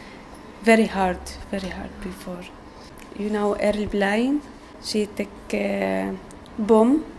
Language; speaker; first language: English; non-native, learner; Arabic